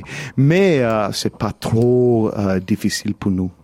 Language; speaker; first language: French; non-native, learner; English